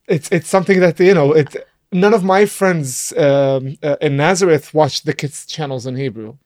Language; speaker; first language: English; non-native, fluent; Arabic